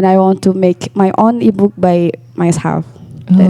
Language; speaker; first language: English; non-native, learner; Indonesian